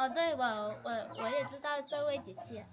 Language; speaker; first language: Chinese; non-native, learner; Vietnamese